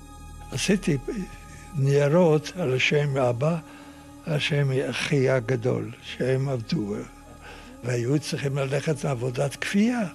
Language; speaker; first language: Hebrew; non-native, fluent; Yiddish